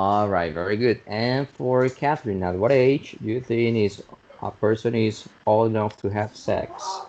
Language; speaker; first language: English; non-native, fluent; Spanish